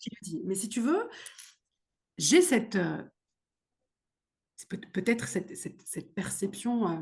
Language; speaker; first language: French; native; French